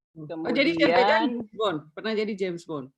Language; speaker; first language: Indonesian; native; Indonesian